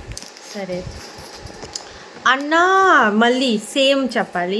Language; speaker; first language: Telugu; non-native, fluent; Bangla